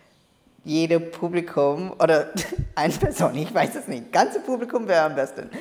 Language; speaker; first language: German; non-native, learner; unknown